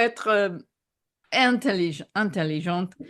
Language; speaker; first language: French; non-native, fluent; English